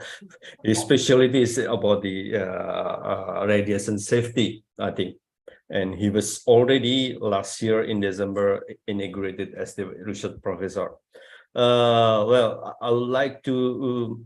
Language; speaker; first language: English; non-native, fluent; Indonesian